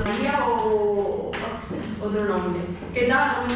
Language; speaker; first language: Spanish; native; Spanish